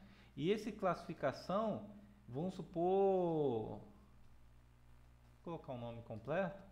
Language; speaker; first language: Portuguese; native; Portuguese